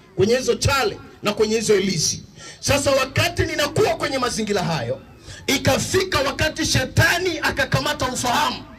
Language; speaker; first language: Swahili; native; Swahili